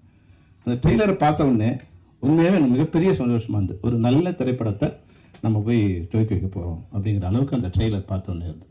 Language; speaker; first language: Tamil; native; Tamil